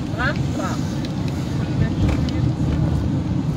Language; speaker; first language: Hebrew; native; Hebrew